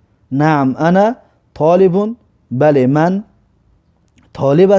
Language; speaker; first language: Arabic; non-native, fluent; Persian